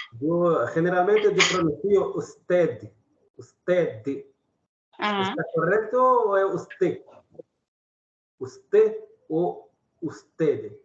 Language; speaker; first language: Spanish; non-native, learner; Portuguese